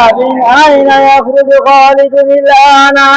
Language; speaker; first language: Arabic; non-native, learner; Bangla